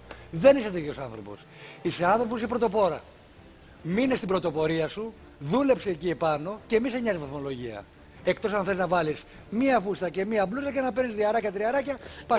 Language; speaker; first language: Greek; native; Greek